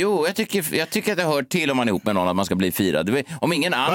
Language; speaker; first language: Swedish; native; Swedish